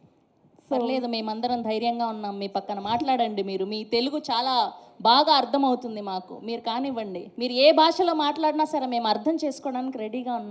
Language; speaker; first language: Telugu; native; Telugu